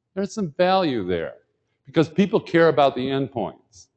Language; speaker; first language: English; native; English